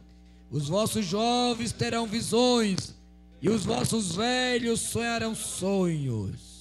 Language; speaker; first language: Portuguese; native; Portuguese